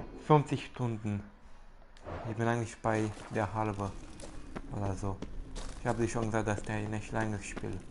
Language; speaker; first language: German; non-native, fluent; Romanian